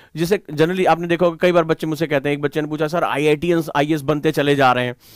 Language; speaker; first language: Hindi; native; Hindi